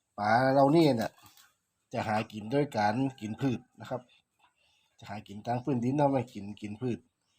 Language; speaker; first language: Thai; native; Thai